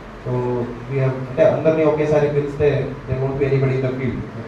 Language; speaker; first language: English; non-native, local second language; Telugu